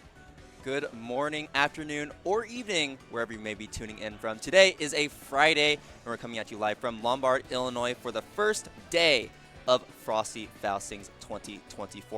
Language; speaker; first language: English; native; English